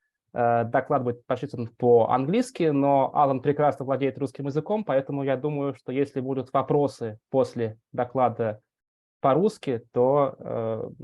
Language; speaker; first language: Russian; native; Russian